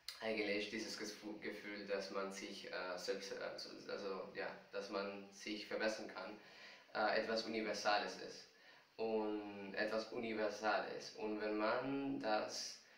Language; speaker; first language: German; non-native, fluent; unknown